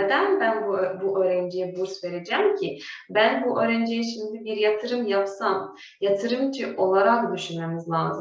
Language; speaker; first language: Turkish; non-native, fluent; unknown